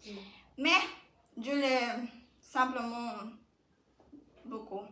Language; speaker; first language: French; non-native, learner; Spanish